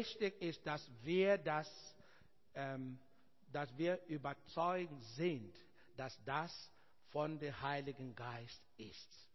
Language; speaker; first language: German; non-native, learner; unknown